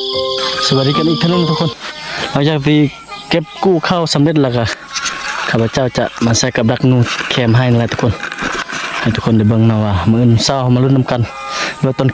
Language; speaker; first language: Thai; non-native, local second language; Lao